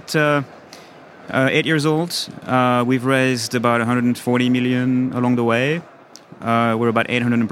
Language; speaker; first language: English; non-native, fluent; French